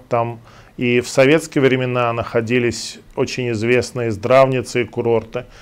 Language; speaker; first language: Russian; native; Russian